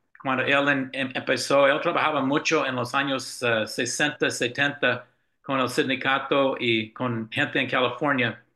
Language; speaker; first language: Spanish; non-native, fluent; English